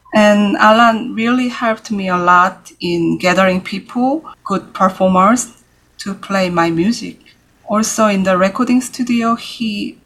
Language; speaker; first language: English; non-native, learner; Korean